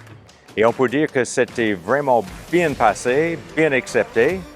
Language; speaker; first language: French; non-native, local second language; Haitian Creole